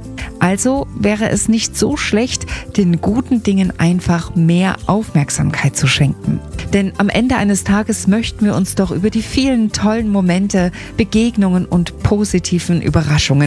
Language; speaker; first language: German; native; German